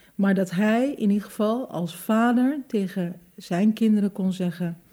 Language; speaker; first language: Dutch; native; Dutch